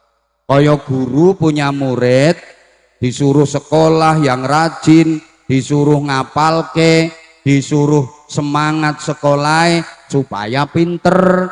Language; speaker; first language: Indonesian; non-native, local second language; Javanese